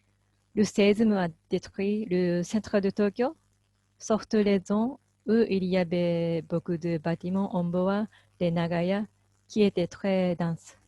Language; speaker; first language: French; non-native, fluent; Japanese